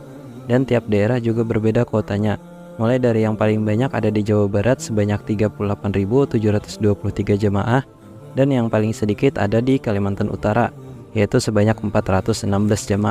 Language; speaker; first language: Indonesian; native; Indonesian